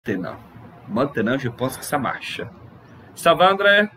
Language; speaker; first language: French; non-native, fluent; Portuguese